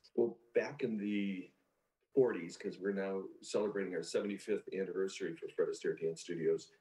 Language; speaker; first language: English; native; English